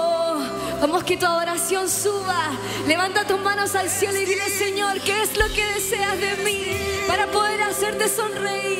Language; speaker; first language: Spanish; native; Spanish